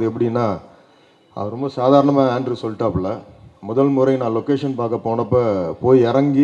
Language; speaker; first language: Tamil; native; Tamil